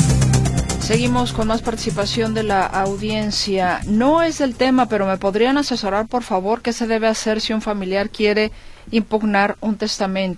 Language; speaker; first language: Spanish; native; Spanish